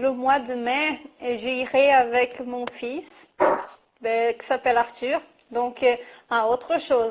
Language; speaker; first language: French; non-native, fluent; Portuguese